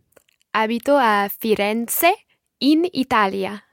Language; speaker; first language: Italian; non-native, learner; English